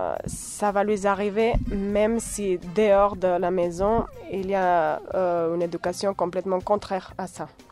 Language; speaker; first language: French; non-native, fluent; Catalan